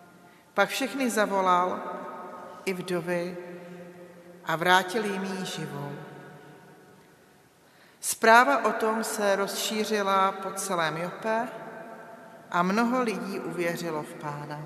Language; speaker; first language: Czech; native; Czech